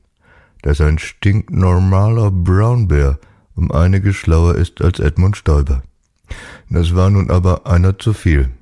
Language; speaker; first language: German; native; German